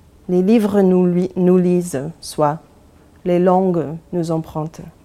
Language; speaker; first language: French; non-native, fluent; English